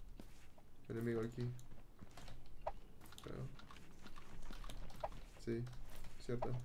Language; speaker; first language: Spanish; non-native, learner; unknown